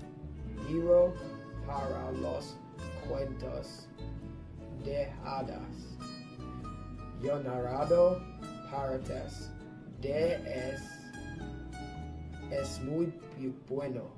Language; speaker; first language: Spanish; non-native, learner; English